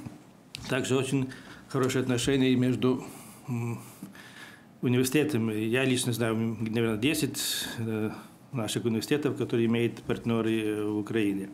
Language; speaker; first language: Russian; non-native, fluent; Lithuanian